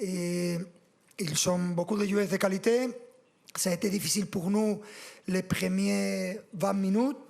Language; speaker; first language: French; non-native, fluent; Spanish